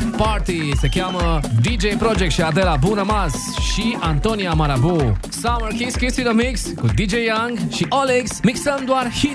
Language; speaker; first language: Romanian; native; Romanian